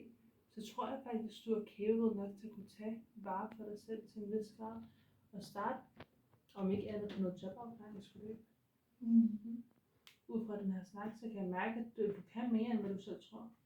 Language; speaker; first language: Danish; native; Danish